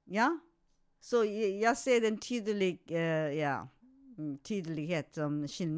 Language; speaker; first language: Swedish; non-native, fluent; Korean